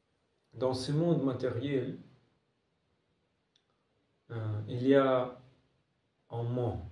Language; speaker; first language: French; non-native, fluent; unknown